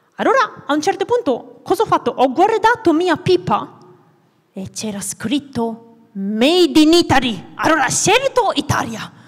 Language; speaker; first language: Italian; native; Italian